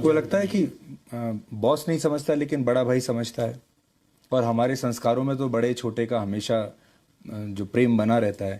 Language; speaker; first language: Hindi; native; Hindi